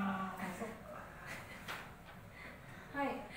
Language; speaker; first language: Japanese; non-native, learner; Filipino